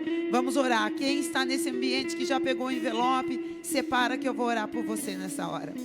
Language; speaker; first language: Portuguese; native; Portuguese